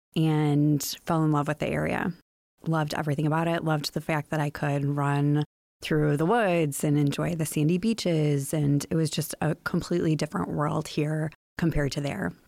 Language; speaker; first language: English; native; English